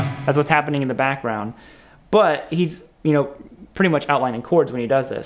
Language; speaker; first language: English; native; English